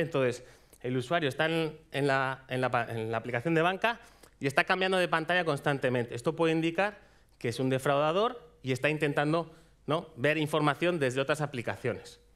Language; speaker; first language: Spanish; native; Spanish